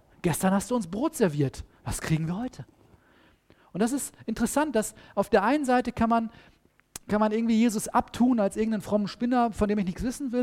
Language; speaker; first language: German; native; German